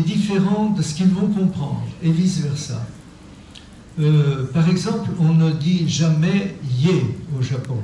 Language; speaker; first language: French; native; French